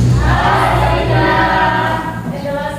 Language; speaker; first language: English; non-native, local second language; Indonesian